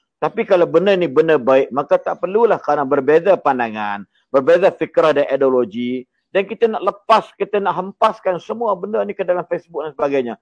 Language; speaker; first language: Malay; native; Malay